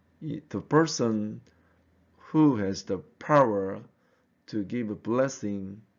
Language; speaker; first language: English; non-native, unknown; Korean